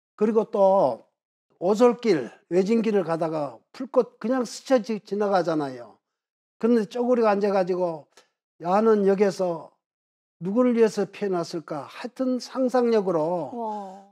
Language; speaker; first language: Korean; native; Korean